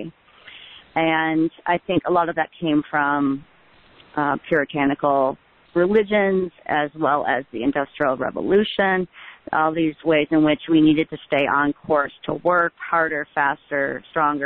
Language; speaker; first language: English; native; English